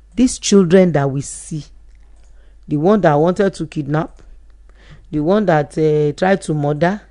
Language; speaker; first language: English; non-native, local second language; Yoruba